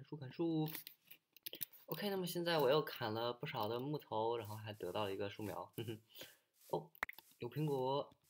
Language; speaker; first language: Chinese; early bilingual, heritage; Chinese